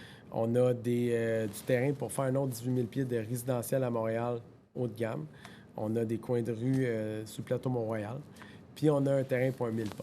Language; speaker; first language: French; native; French